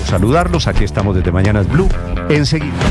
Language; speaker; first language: Spanish; native; Spanish